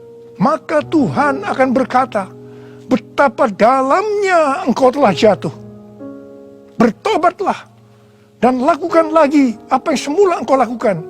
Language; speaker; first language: Indonesian; native; Indonesian